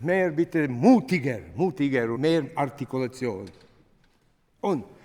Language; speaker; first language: German; non-native, fluent; Latvian